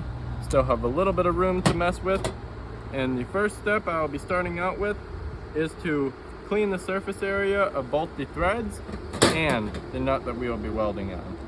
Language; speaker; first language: English; native; English